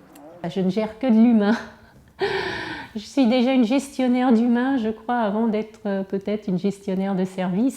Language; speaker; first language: French; native; French